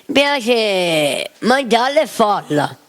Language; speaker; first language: Italian; non-native, local second language; Sicilian